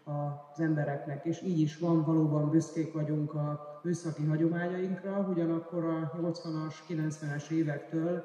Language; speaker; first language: Hungarian; native; Hungarian